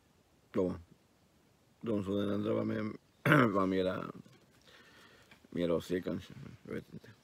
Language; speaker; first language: Swedish; non-native, learner; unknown